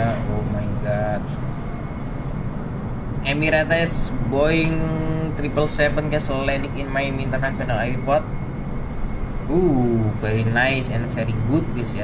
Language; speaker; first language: English; non-native, local second language; Indonesian